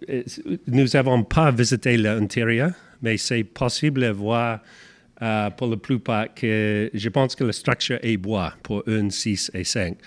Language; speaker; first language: French; non-native, learner; English